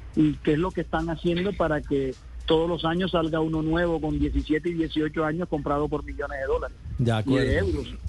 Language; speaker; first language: Spanish; native; Spanish